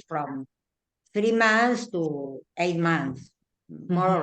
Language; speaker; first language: English; non-native, learner; Spanish